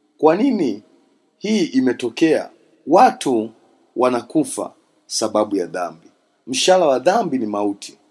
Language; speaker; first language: Swahili; non-native, local second language; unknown